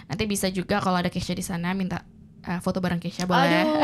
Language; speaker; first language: Indonesian; native; Indonesian